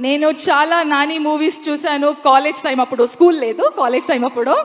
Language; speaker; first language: Telugu; non-native, local second language; Kannada